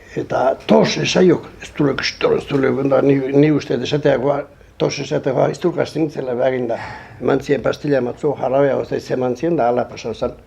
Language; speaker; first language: Basque; native; Basque